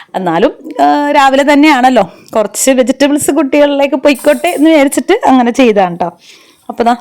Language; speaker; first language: Malayalam; native; Malayalam